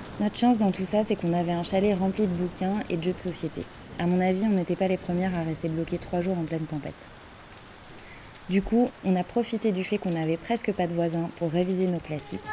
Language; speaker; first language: French; native; French